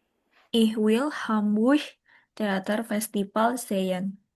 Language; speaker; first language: German; non-native, learner; Indonesian